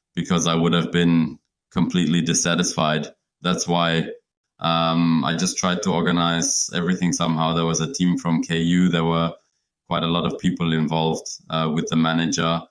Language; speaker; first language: English; non-native, fluent; German